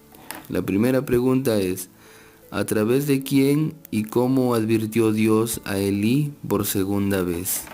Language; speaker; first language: Spanish; native; Spanish